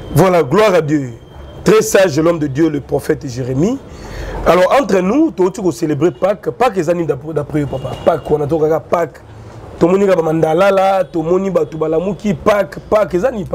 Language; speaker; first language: French; non-native, local second language; Lingala